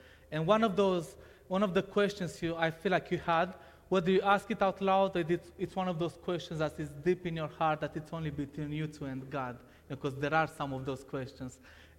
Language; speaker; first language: English; non-native, fluent; Romanian